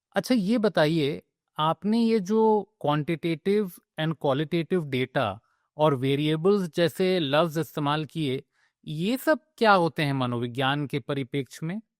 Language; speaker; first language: Hindi; native; Hindi